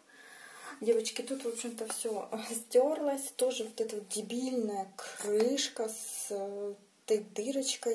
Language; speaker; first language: Russian; native; Russian